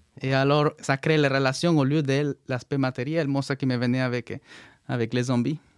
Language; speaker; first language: French; non-native, fluent; Spanish